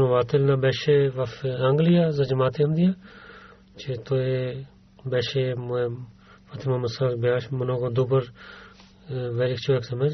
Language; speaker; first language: Bulgarian; non-native, learner; Urdu